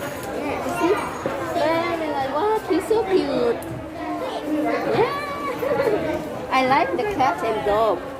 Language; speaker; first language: English; non-native, learner; Filipino